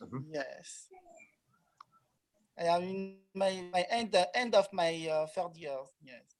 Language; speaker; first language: English; non-native, learner; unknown